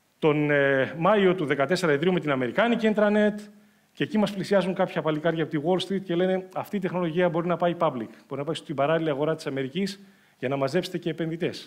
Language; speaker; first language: Greek; native; Greek